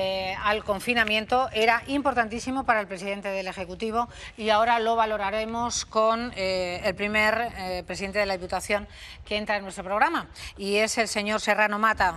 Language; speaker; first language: Spanish; native; Spanish